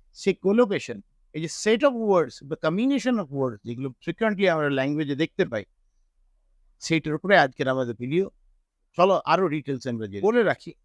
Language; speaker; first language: Bangla; native; Bangla